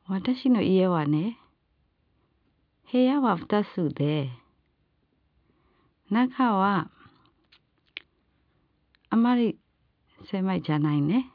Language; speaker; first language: Japanese; non-native, learner; Burmese